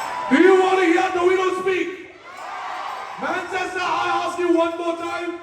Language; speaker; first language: English; non-native, local second language; Malayalam